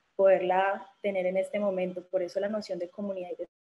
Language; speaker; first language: Spanish; native; Spanish